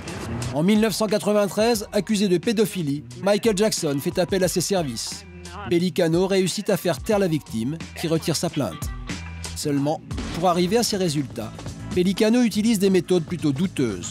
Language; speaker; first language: French; native; French